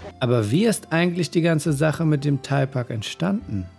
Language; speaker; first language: German; native; German